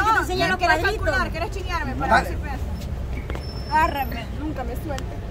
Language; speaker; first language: Spanish; native; Spanish